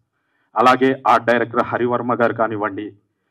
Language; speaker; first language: Telugu; native; Telugu